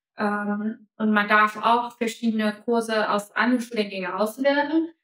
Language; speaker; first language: German; non-native, fluent; Chinese